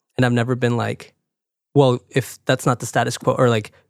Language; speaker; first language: English; early bilingual, other home language; Spanish